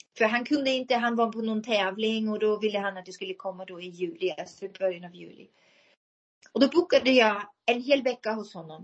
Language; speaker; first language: Swedish; non-native, fluent; German